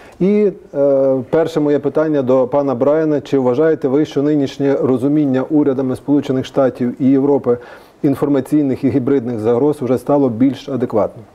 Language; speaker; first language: Ukrainian; native; Ukrainian